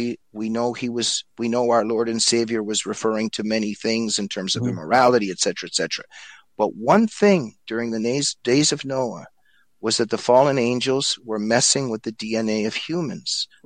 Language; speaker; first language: English; native; English